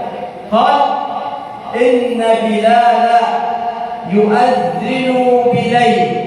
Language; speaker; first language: Arabic; native; Arabic